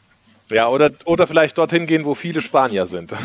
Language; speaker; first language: German; native; German